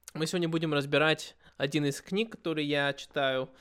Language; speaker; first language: Russian; early bilingual, other home language; English